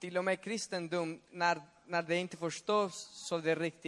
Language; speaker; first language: Swedish; non-native, fluent; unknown